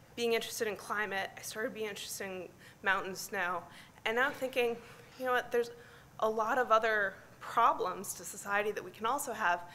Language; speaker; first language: English; native; English